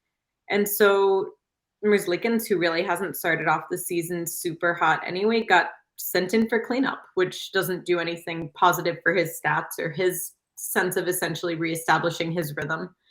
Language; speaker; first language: English; native; English